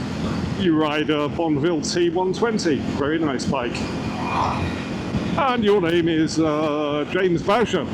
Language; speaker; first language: English; native; English